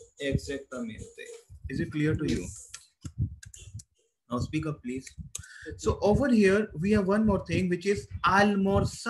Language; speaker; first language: English; non-native, local second language; Hindi